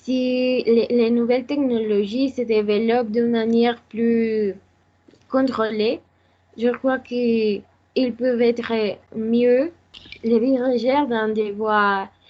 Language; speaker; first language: French; non-native, learner; Spanish